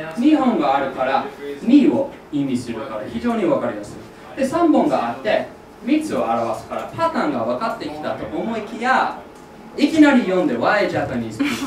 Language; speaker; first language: Japanese; non-native, fluent; English